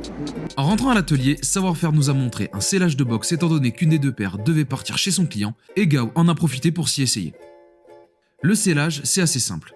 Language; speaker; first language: French; native; French